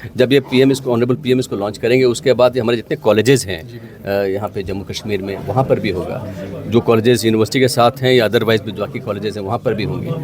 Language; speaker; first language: Hindi; native; Hindi